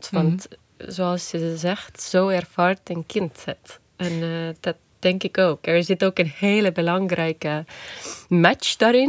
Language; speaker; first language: Dutch; non-native, fluent; Estonian